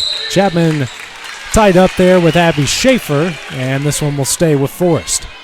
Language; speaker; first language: English; native; English